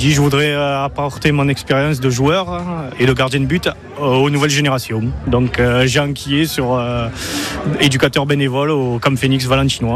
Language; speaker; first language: French; native; French